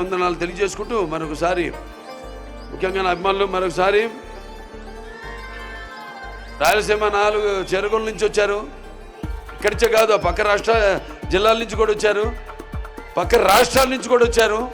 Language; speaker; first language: Telugu; native; Telugu